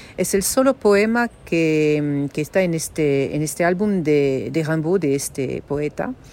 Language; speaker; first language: Spanish; non-native, fluent; French